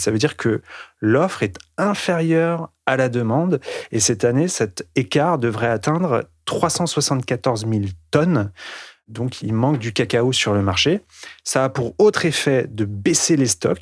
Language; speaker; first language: French; native; French